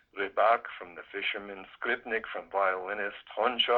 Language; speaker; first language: English; native; English